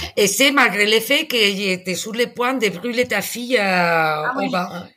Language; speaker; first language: French; non-native, fluent; Spanish